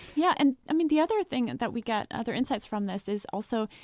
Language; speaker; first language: English; non-native, fluent; French